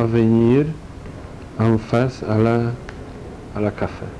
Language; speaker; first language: French; non-native, learner; Polish